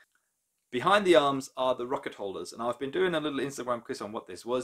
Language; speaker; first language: English; non-native, fluent; German